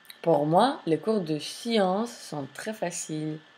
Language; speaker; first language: French; non-native, fluent; English